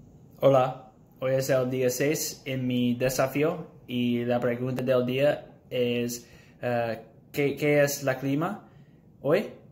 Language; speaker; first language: Spanish; non-native, learner; English